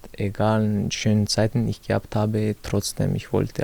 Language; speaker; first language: German; non-native, learner; Chechen